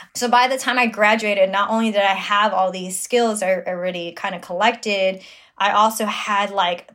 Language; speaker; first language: English; native; English